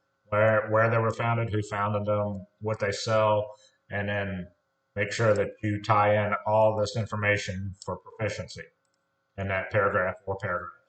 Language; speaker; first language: English; native; English